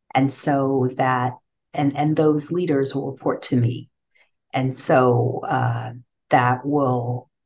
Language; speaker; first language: English; native; English